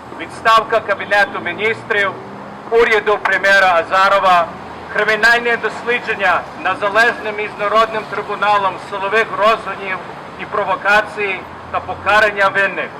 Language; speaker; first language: Ukrainian; early bilingual, heritage; Ukrainian